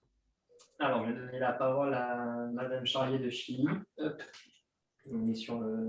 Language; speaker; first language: French; native; French